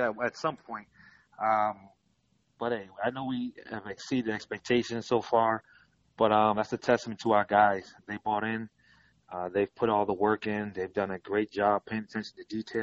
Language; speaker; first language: English; native; English